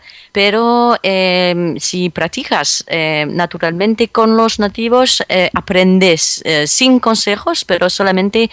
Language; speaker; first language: Spanish; non-native, fluent; French